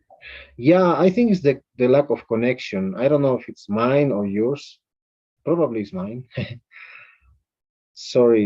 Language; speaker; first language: English; non-native, fluent; Spanish